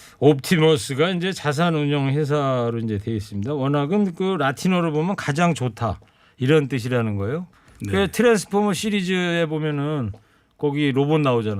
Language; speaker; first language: Korean; native; Korean